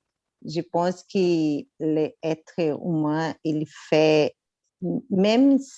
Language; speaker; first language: French; non-native, learner; Portuguese